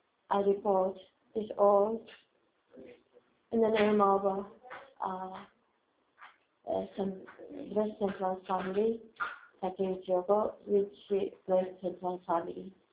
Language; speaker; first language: English; non-native, learner; Japanese